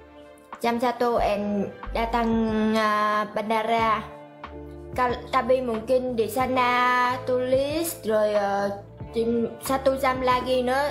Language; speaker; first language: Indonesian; non-native, learner; Vietnamese